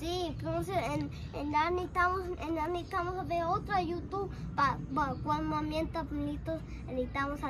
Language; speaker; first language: Spanish; early bilingual, heritage; Spanish